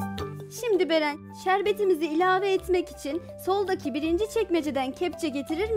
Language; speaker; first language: Turkish; native; Turkish